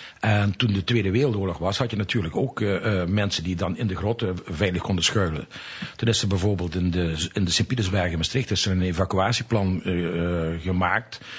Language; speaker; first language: Dutch; native; Dutch